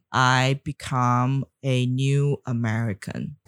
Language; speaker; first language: English; non-native, fluent; Chinese